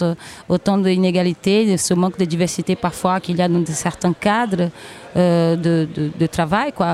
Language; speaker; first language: French; non-native, fluent; Portuguese